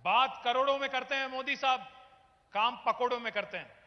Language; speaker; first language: Hindi; non-native, local second language; Telugu